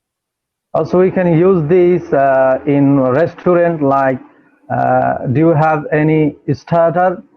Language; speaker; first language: English; non-native, learner; Bangla